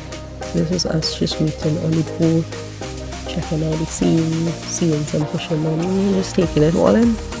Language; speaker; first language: English; native; English